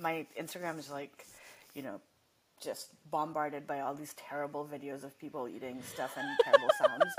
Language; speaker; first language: English; non-native, local second language; Nepali